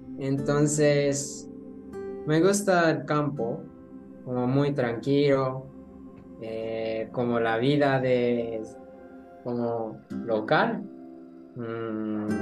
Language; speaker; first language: Spanish; non-native, learner; Japanese